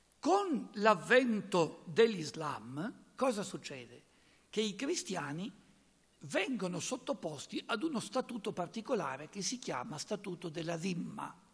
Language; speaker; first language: Italian; native; Italian